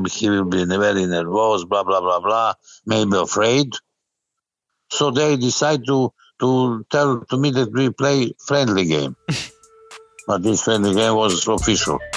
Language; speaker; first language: English; non-native, learner; Serbian